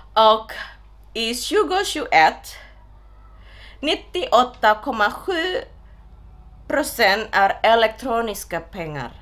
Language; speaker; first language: Swedish; non-native, learner; Indonesian